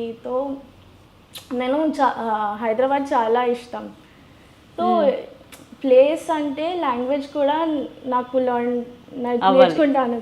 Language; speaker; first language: Telugu; non-native, local second language; Gujarati